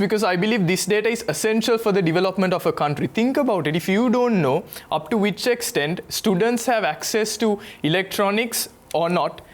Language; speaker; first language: English; non-native, local second language; Sinhala